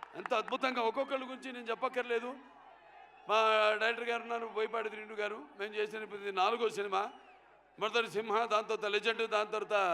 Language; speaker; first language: Telugu; native; Telugu